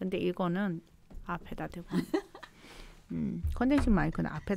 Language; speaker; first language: Korean; native; Korean